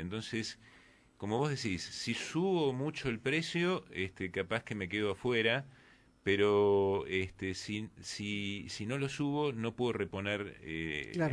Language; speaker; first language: Spanish; native; Spanish